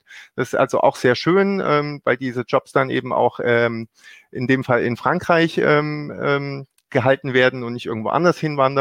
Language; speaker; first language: German; native; German